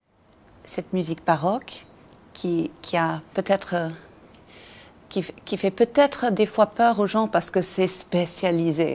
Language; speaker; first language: French; non-native, fluent; English